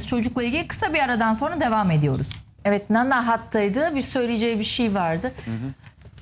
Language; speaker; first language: Turkish; native; Turkish